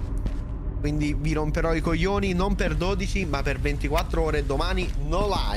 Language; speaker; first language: Italian; native; Italian